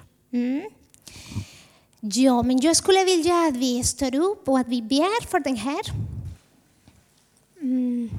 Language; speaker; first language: Swedish; non-native, fluent; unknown